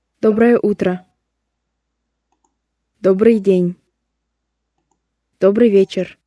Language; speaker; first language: Russian; non-native, fluent; Korean